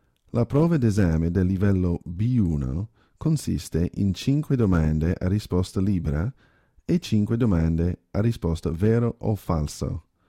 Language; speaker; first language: Italian; native; Italian